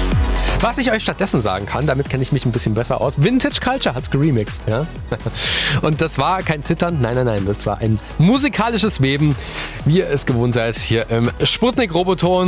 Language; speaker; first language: German; native; German